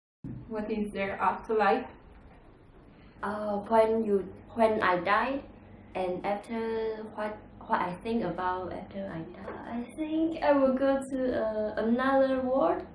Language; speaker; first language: English; non-native, learner; Chinese